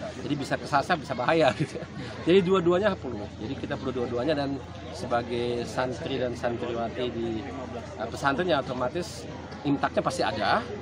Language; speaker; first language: Indonesian; early bilingual, heritage; Indonesian